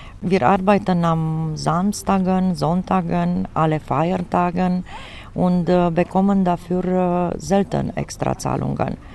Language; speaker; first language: German; non-native, fluent; Romanian